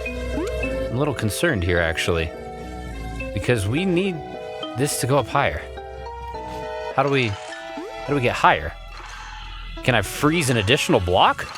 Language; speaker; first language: English; native; English